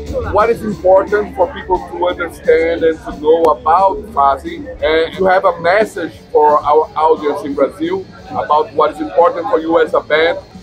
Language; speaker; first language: English; non-native, learner; Portuguese